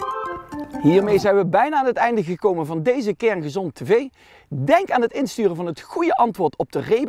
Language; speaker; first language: Dutch; native; Dutch